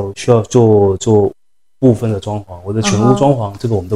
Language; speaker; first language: Chinese; native; Chinese